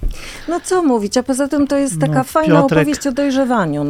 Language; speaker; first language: Polish; native; Polish